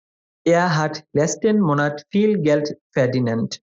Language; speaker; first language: German; non-native, fluent; Bangla